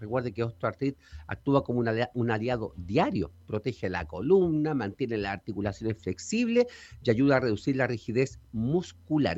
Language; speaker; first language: Spanish; native; Spanish